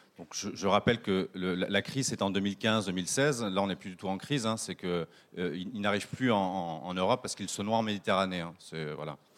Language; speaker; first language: French; native; French